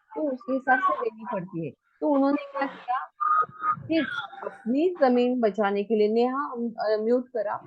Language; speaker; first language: Hindi; non-native, local second language; Marathi